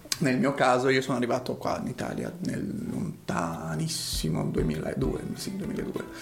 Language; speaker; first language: Italian; early bilingual, other home language; Spanish